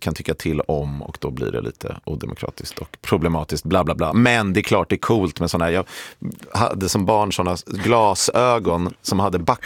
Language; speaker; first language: Swedish; native; Swedish